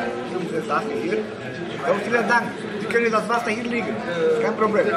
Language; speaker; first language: German; non-native, learner; Romanian